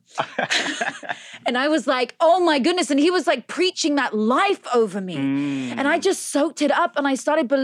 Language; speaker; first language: English; native; English